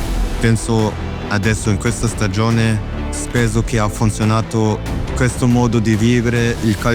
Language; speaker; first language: Italian; non-native, fluent; German